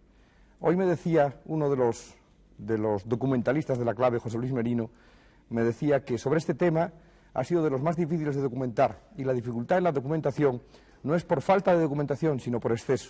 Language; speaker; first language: Spanish; native; Spanish